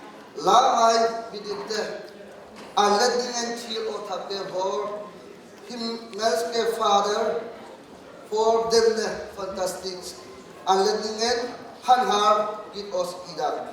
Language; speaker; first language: Norwegian; non-native, learner; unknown